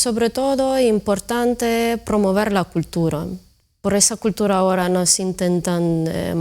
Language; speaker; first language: Spanish; non-native, fluent; Ukrainian